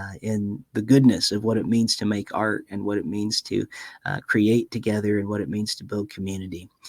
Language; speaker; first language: English; native; English